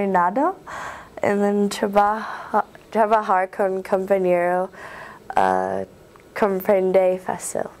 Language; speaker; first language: Spanish; non-native, learner; English